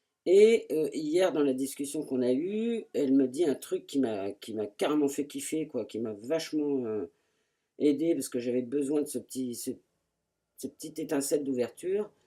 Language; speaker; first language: French; native; French